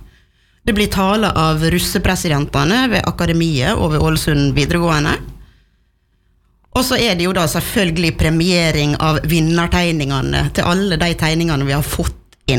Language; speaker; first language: Norwegian; native; Norwegian